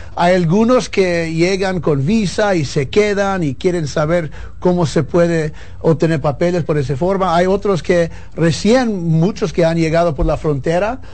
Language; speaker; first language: Spanish; early bilingual, heritage; Spanish